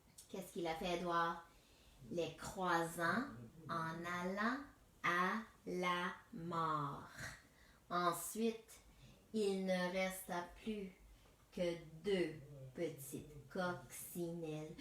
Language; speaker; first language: French; native; French